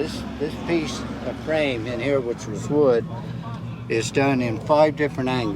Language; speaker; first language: English; native; English